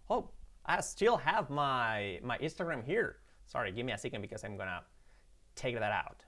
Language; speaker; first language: English; non-native, fluent; Spanish